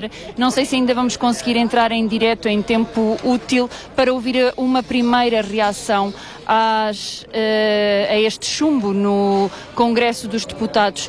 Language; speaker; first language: Portuguese; native; Portuguese